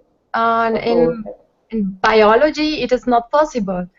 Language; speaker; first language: English; non-native, learner; Spanish